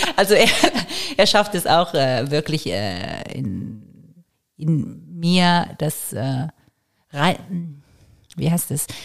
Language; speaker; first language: German; non-native, fluent; Italian